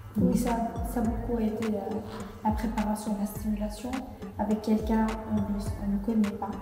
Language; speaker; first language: French; non-native, learner; Arabic